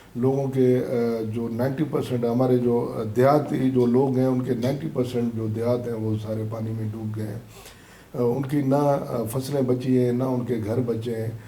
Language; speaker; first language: Urdu; non-native, local second language; Sindhi